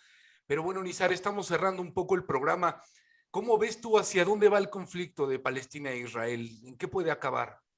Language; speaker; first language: Spanish; native; Spanish